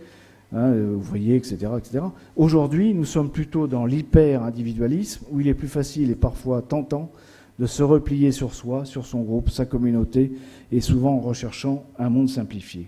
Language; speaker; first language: French; native; French